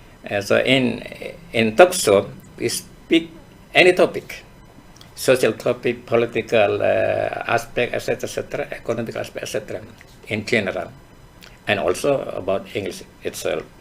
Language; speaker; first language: English; non-native, fluent; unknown